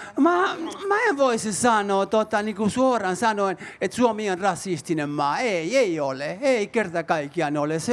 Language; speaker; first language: Finnish; non-native, fluent; Spanish